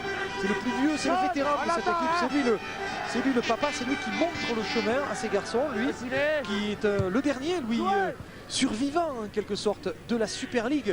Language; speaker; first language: French; native; French